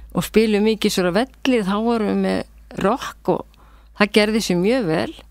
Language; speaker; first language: Icelandic; native; Icelandic